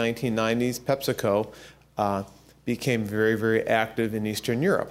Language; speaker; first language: English; native; English